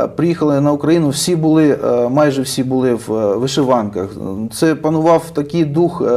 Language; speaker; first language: Ukrainian; native; Ukrainian